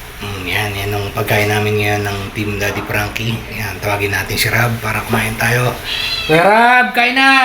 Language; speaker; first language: Filipino; native; Filipino